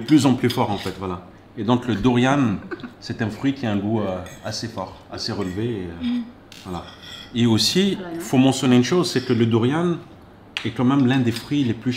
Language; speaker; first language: French; native; French